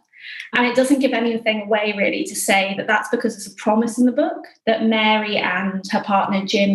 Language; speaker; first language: English; native; English